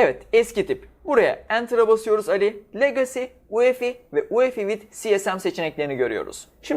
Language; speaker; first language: Turkish; native; Turkish